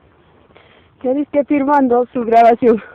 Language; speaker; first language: Spanish; native; Spanish